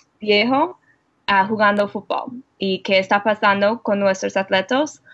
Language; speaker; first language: Spanish; non-native, learner; English